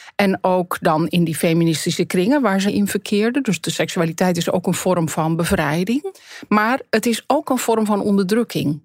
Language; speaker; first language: Dutch; native; Dutch